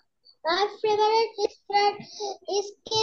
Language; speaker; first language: English; non-native, learner; Bangla